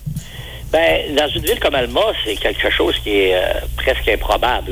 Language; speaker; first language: French; native; French